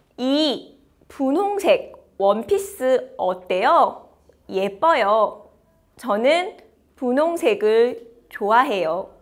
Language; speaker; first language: Korean; native; Korean